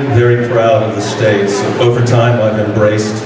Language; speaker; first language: English; native; English